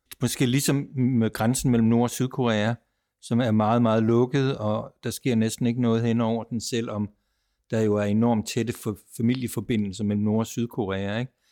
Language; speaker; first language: Danish; native; Danish